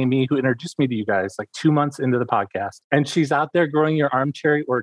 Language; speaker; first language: English; native; English